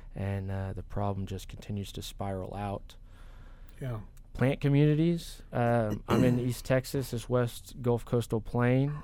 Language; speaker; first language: English; native; English